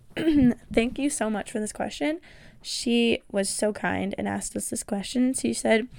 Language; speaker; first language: English; native; English